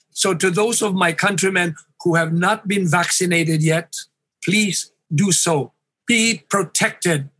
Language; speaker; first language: English; non-native, local second language; Hiligaynon